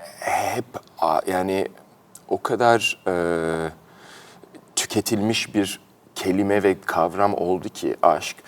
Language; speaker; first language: Turkish; early bilingual, heritage; Turkish